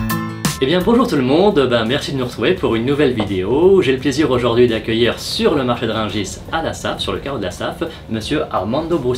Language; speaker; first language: French; native; French